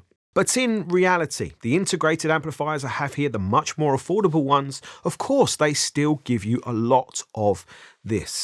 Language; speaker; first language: English; native; English